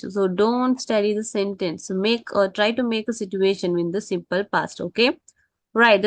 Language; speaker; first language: English; non-native, fluent; Tamil